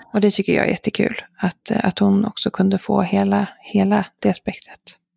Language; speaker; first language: Swedish; native; Swedish